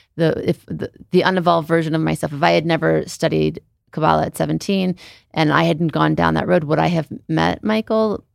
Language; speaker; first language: English; native; English